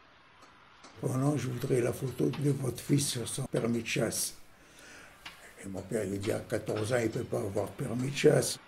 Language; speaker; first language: French; native; French